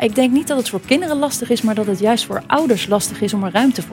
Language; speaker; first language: Dutch; native; Dutch